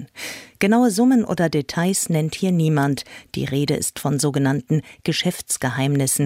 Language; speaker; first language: German; native; German